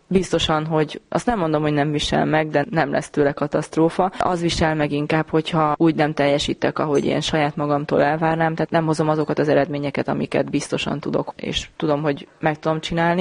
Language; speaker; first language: Hungarian; native; Hungarian